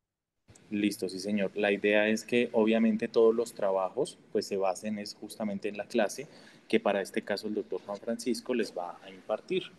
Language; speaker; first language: Spanish; native; Spanish